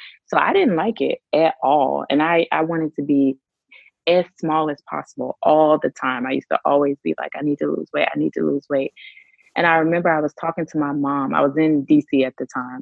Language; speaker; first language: English; native; English